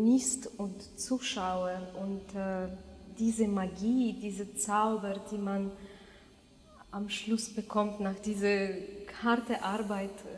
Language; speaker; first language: German; non-native, fluent; Russian